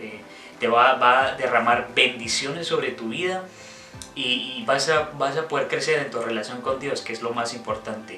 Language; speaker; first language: Spanish; native; Spanish